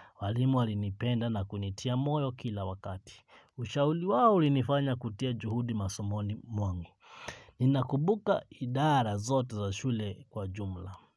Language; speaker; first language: Swahili; non-native, local second language; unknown